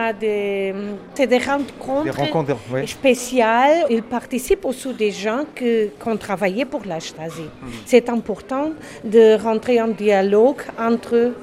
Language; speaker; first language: French; non-native, learner; German